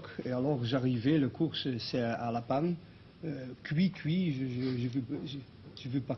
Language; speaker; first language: French; non-native, local second language; Dutch